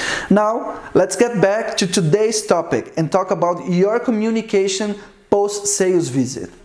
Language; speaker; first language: English; non-native, fluent; Portuguese